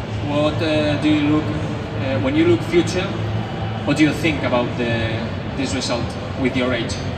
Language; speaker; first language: English; non-native, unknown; Spanish